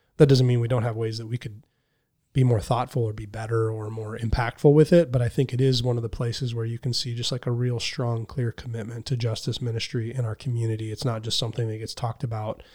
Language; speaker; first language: English; native; English